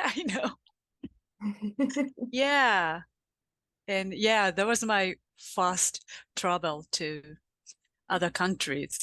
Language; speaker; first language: English; non-native, learner; Japanese